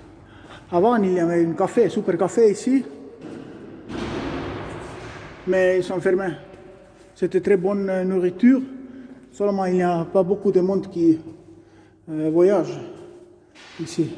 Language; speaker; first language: French; non-native, learner; Estonian